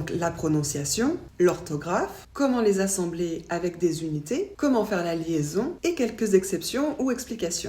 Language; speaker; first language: French; native; French